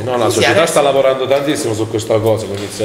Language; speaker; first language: Italian; native; Italian